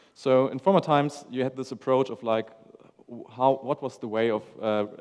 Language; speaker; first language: English; non-native, fluent; German